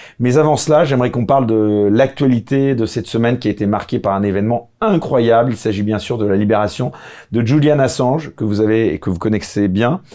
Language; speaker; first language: French; native; French